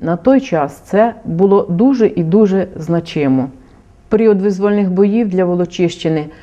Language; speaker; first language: Ukrainian; native; Ukrainian